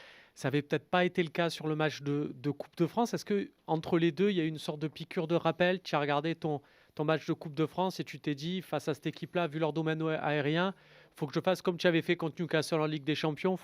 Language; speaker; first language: French; native; French